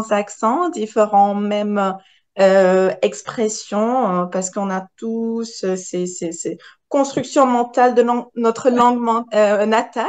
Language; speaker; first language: French; non-native, local second language; Arabic